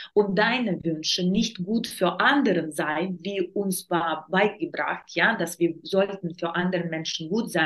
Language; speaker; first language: German; non-native, learner; Russian